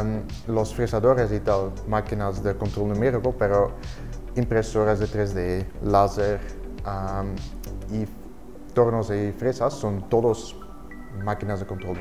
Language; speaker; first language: Spanish; non-native, fluent; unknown